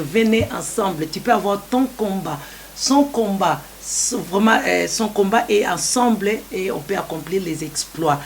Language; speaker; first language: French; non-native, local second language; Lingala